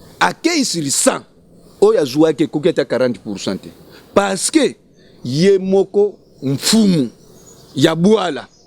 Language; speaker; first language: Lingala; non-native, local second language; Kongo